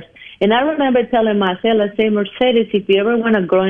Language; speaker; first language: English; non-native, fluent; Spanish